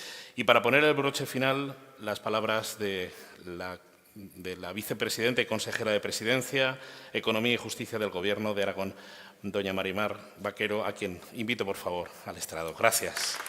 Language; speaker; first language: Spanish; native; Spanish